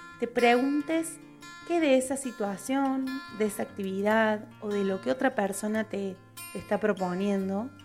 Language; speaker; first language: Spanish; native; Spanish